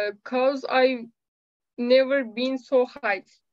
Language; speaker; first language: English; non-native, learner; Turkish